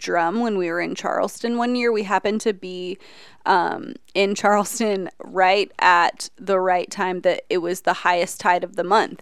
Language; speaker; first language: English; native; English